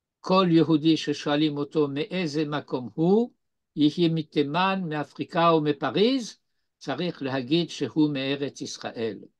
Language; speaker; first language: Hebrew; non-native, fluent; French